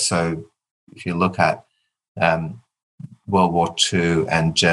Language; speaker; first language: English; non-native, local second language; Tamil